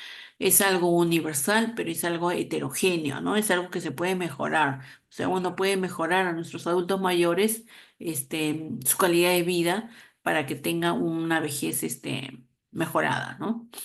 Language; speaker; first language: Spanish; native; Spanish